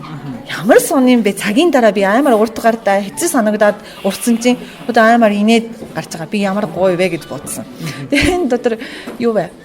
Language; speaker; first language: Mongolian; non-native, fluent; Japanese